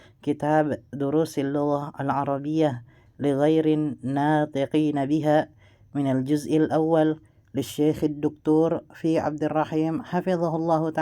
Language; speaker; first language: Arabic; non-native, learner; Indonesian